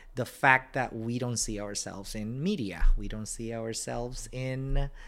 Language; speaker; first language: English; non-native, fluent; Spanish